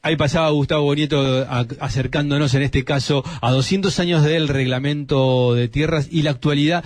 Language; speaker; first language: Spanish; native; Spanish